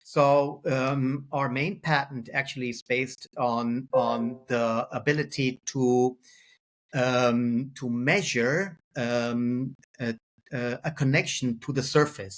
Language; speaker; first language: English; non-native, fluent; German